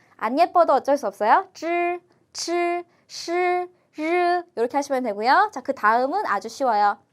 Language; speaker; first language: Korean; native; Korean